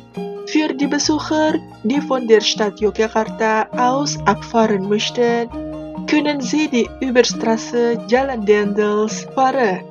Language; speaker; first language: German; non-native, fluent; Indonesian